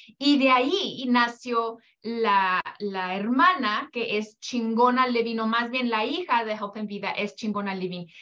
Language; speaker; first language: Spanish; early bilingual, heritage; Spanish